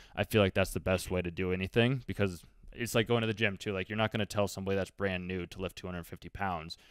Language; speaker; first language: English; native; English